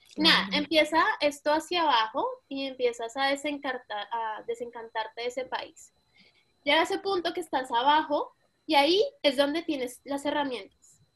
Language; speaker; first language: Spanish; native; Spanish